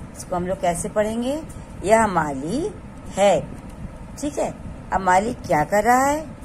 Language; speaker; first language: Hindi; native; Hindi